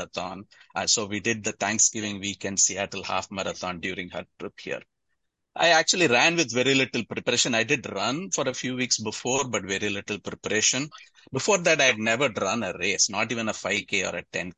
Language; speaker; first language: English; non-native, local second language; Tamil